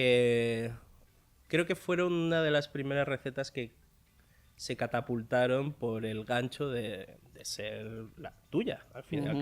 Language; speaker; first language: Spanish; early bilingual, other home language; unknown